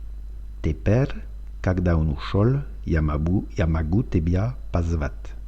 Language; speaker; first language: Russian; non-native, fluent; French